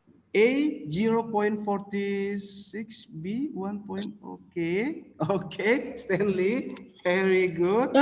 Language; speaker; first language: English; non-native, local second language; Indonesian